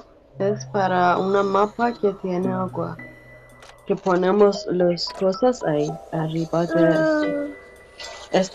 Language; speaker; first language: Spanish; non-native, learner; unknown